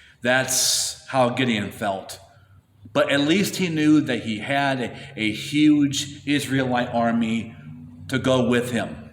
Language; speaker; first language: English; native; English